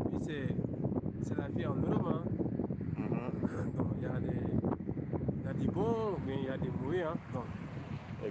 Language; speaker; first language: French; non-native, local second language; Wolof